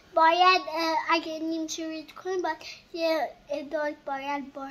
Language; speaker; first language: Persian; early bilingual, heritage; Persian